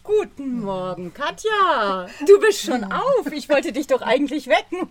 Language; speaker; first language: German; native; German